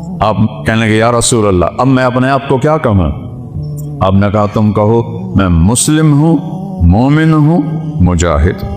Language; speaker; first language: Urdu; non-native, local second language; Punjabi